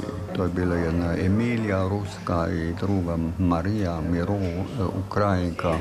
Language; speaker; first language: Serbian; non-native, fluent; German